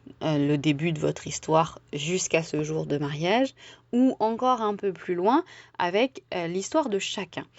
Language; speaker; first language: French; native; French